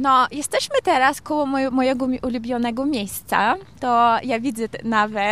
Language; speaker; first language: Polish; non-native, learner; Kazakh